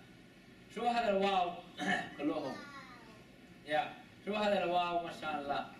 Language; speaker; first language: Arabic; non-native, learner; Chinese